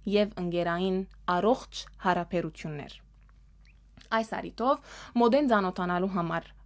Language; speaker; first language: Armenian; early bilingual, heritage; Armenian